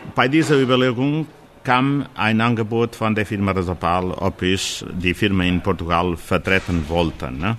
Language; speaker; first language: German; non-native, fluent; Portuguese